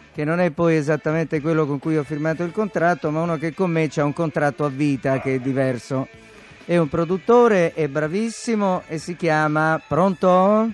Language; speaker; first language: Italian; native; Italian